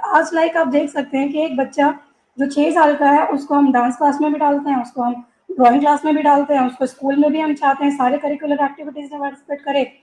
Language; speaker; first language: Hindi; native; Hindi